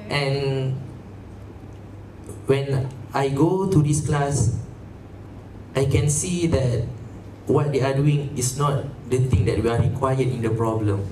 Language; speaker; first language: English; non-native, local second language; Malay